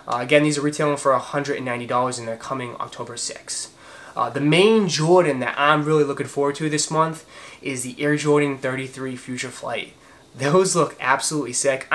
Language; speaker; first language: English; native; English